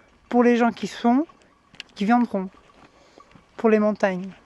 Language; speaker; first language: French; non-native, fluent; Portuguese